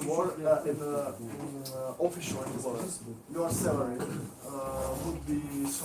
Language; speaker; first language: English; non-native, learner; Russian